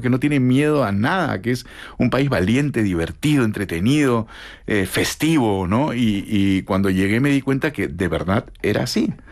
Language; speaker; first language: Spanish; native; Spanish